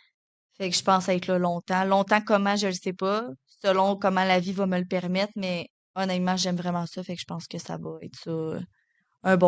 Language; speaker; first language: French; native; French